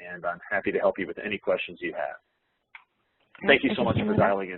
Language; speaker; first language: English; native; English